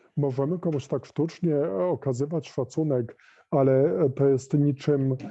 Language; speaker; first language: Polish; native; Polish